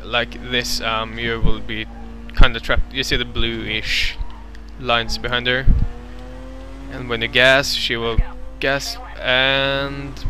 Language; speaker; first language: English; non-native, fluent; Norwegian